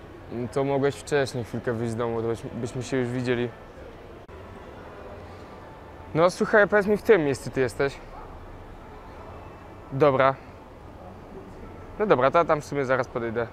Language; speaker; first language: Polish; native; Polish